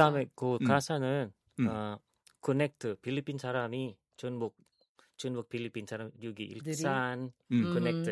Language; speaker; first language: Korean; non-native, learner; Filipino